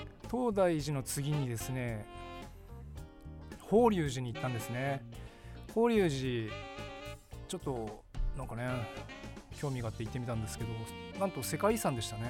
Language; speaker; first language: Japanese; native; Japanese